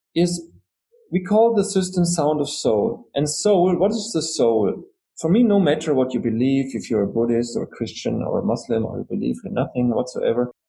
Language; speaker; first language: English; non-native, fluent; German